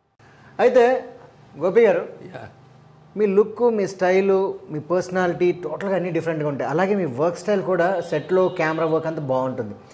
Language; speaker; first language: Telugu; native; Telugu